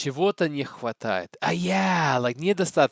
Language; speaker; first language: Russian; non-native, learner; English